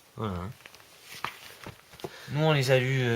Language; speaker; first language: French; native; French